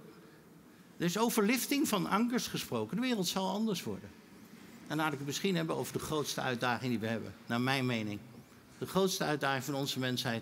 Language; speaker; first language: Dutch; native; Dutch